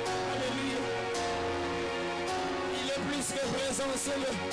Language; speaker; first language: French; non-native, local second language; Lingala